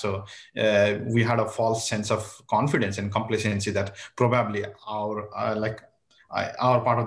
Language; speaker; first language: English; non-native, local second language; Nepali